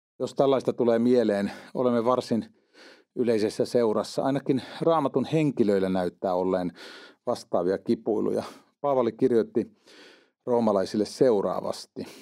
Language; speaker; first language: Finnish; native; Finnish